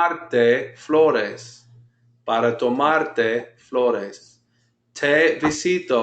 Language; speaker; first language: Spanish; non-native, fluent; English